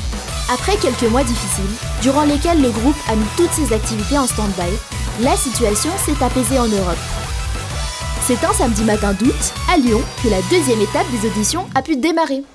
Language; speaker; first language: French; native; French